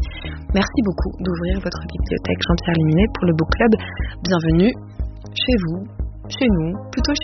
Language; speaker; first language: French; native; French